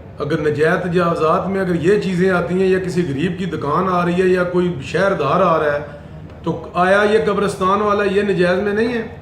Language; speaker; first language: Urdu; non-native, local second language; Punjabi